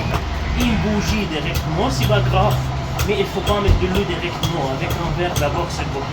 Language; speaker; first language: French; non-native, local second language; Arabic